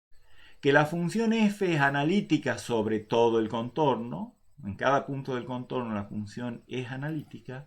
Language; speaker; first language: Spanish; native; Spanish